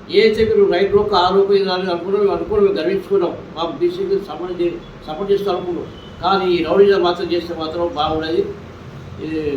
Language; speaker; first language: Telugu; native; Telugu